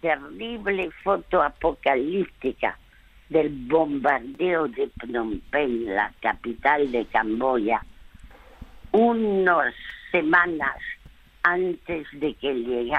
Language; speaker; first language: Spanish; early bilingual, other home language; French